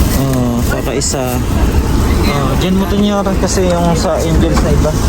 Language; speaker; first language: Filipino; native; Filipino